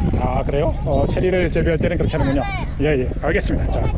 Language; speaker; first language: Korean; native; Korean